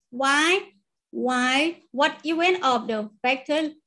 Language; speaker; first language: English; non-native, learner; Thai